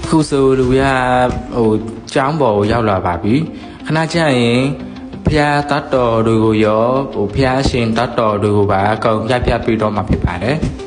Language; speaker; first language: Burmese; non-native, local second language; Mon